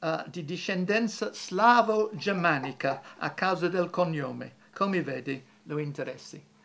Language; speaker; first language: Italian; non-native, fluent; English